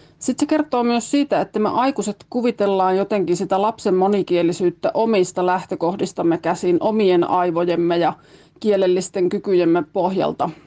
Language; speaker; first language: Finnish; native; Finnish